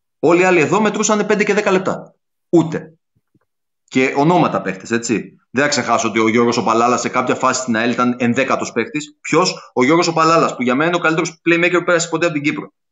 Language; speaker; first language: Greek; native; Greek